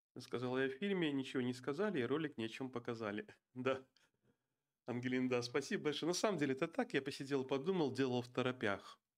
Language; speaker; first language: Russian; native; Russian